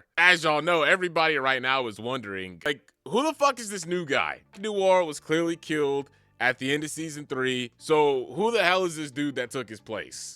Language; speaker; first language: English; native; English